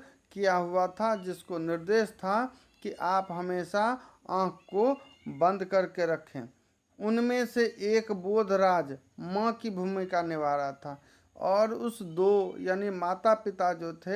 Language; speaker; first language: Hindi; native; Hindi